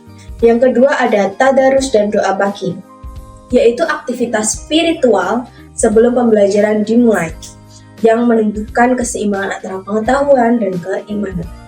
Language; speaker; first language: Indonesian; native; Indonesian